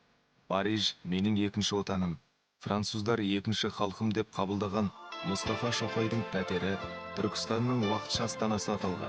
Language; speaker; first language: Kazakh; native; Kazakh